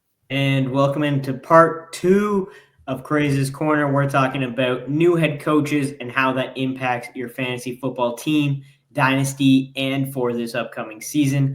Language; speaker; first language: English; native; English